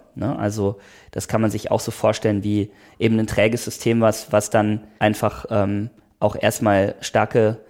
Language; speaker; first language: German; native; German